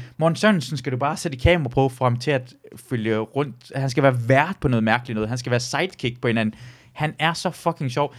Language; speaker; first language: Danish; early bilingual, other home language; Persian